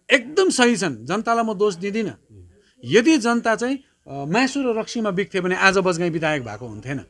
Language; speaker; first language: Nepali; native; Nepali